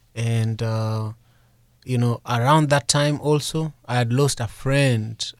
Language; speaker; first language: English; non-native, local second language; Luo (Kenya and Tanzania)